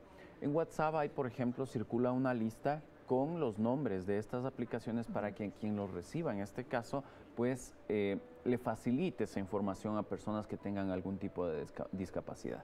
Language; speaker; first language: Spanish; native; Spanish